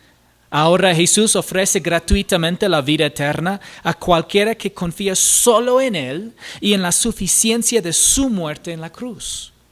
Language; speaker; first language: Spanish; non-native, fluent; English